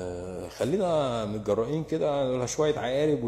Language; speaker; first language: Arabic; native; Arabic